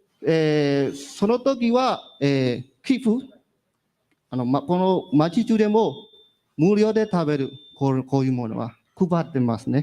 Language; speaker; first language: Japanese; non-native, learner; Burmese